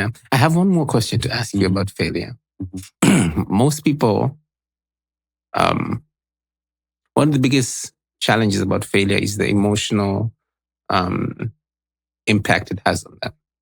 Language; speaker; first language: English; non-native, local second language; Swahili